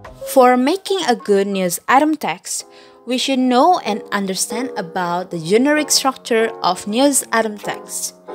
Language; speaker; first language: English; non-native, fluent; Indonesian